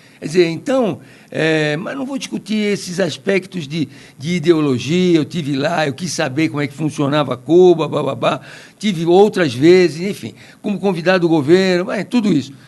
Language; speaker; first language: Portuguese; native; Portuguese